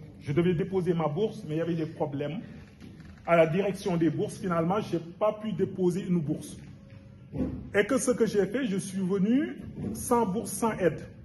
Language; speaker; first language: French; non-native, local second language; Wolof